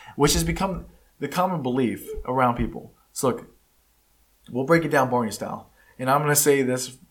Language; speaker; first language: English; early bilingual, other home language; Spanish